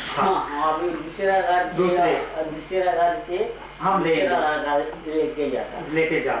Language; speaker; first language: Hindi; non-native, local second language; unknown